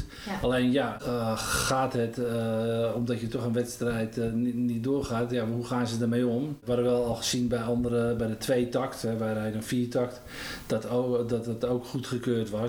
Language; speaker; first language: Dutch; native; Dutch